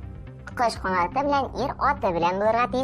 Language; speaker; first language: Tatar; native; Tatar